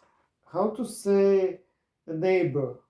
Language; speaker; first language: English; non-native, learner; Croatian